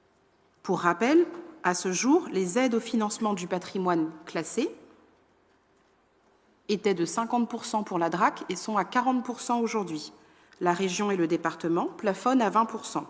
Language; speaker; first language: French; native; French